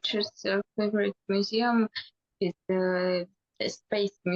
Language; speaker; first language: English; non-native, learner; Russian